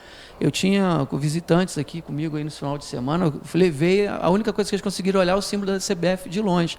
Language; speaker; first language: Portuguese; native; Portuguese